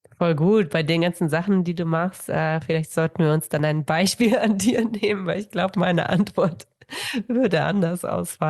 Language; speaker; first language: German; native; German